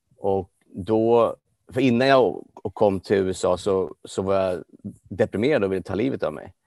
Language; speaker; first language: Swedish; non-native, fluent; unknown